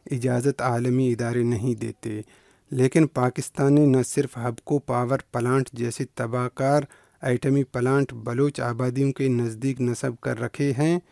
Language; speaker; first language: Urdu; non-native, local second language; Baluchi